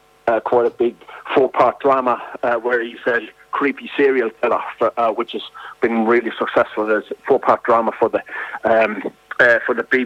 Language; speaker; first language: English; native; English